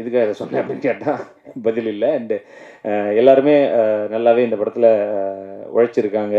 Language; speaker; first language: Tamil; native; Tamil